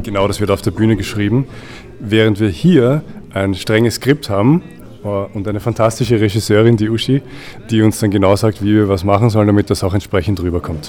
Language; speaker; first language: German; native; German